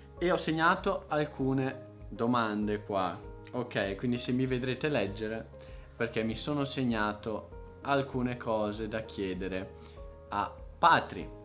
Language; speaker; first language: Italian; native; Italian